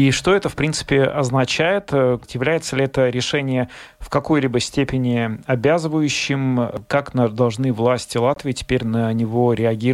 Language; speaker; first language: Russian; native; Russian